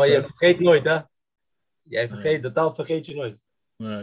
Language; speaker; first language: Dutch; non-native, fluent; Macedonian